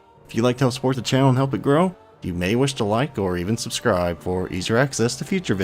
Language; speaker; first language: English; native; English